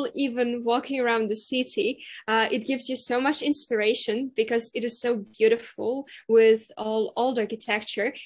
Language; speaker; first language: English; non-native, fluent; Russian